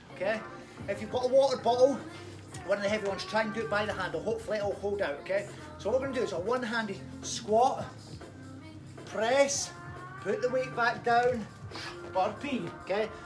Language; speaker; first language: English; native; English